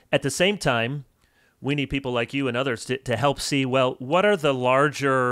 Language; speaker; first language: English; native; English